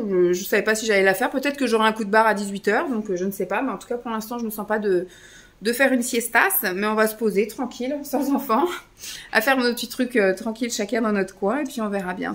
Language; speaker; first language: French; native; French